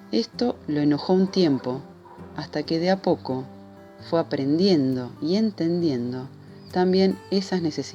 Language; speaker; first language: Spanish; native; Spanish